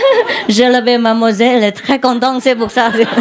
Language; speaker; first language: French; non-native, learner; Vietnamese